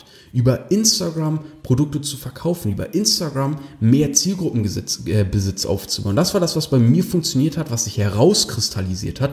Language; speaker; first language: German; native; German